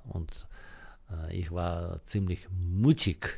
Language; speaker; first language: German; non-native, learner; Russian